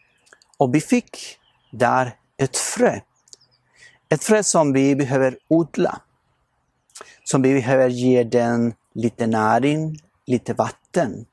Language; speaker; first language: Swedish; non-native, fluent; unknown